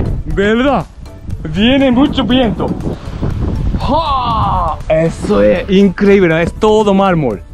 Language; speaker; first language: Spanish; non-native, learner; Japanese